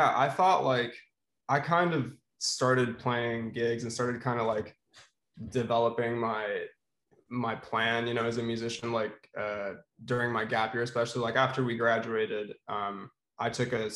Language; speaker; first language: English; non-native, local second language; Filipino